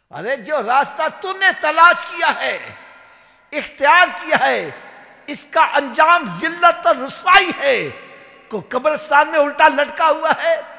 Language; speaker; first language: Urdu; native; Urdu